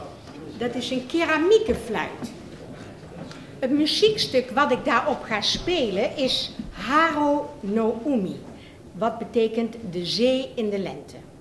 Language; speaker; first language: Dutch; native; Dutch